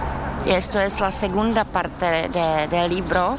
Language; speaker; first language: Spanish; non-native, fluent; Czech